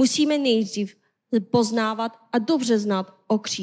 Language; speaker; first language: Czech; non-native, fluent; Korean